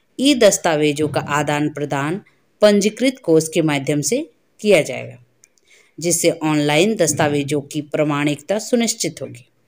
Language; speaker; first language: Hindi; native; Hindi